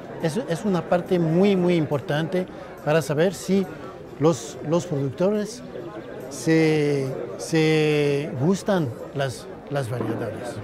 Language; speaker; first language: Spanish; non-native, fluent; French